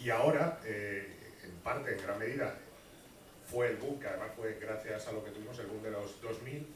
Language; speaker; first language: Spanish; native; Spanish